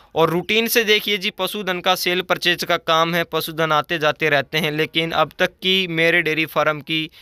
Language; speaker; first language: Hindi; native; Hindi